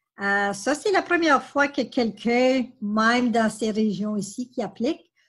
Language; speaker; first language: French; native; French